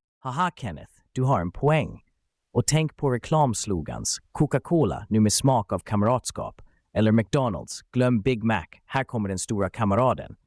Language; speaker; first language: Swedish; native; Swedish